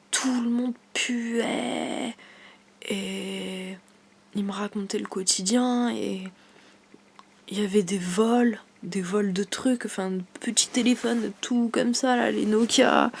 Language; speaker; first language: French; native; French